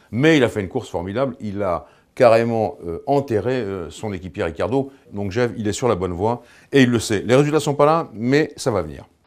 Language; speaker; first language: French; native; French